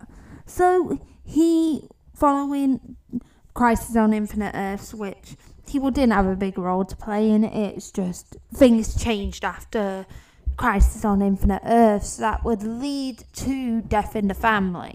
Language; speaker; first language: English; native; English